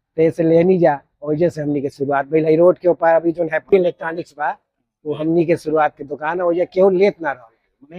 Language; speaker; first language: Bhojpuri; non-native, local second language; Punjabi